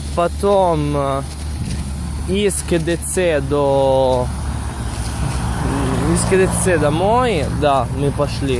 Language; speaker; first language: Russian; non-native, learner; Italian